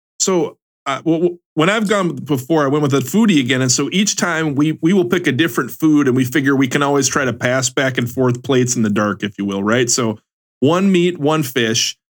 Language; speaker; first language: English; native; English